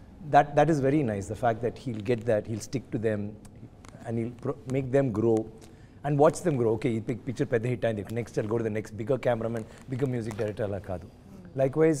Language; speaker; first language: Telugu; non-native, learner; Tamil